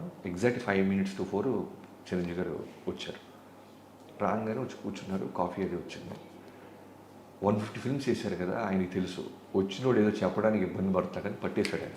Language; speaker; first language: Telugu; native; Telugu